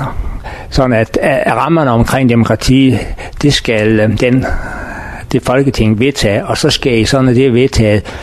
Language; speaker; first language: Danish; non-native, learner; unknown